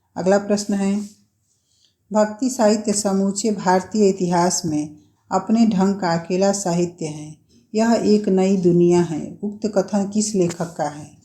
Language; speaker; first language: Hindi; native; Hindi